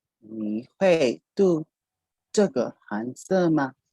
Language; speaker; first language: Chinese; non-native, learner; English